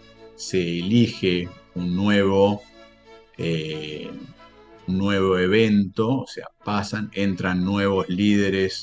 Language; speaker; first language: Spanish; native; Spanish